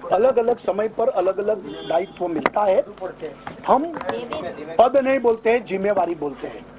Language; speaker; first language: Hindi; non-native, local second language; Gujarati